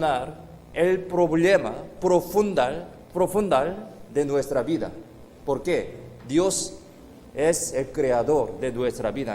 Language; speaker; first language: Spanish; non-native, fluent; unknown